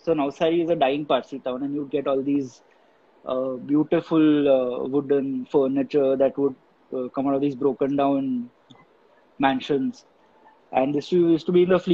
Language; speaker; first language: English; non-native, local second language; Gujarati